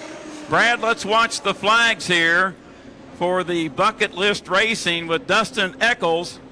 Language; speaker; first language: English; native; English